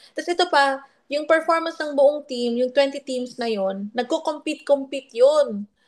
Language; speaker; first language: Filipino; non-native, local second language; Bikol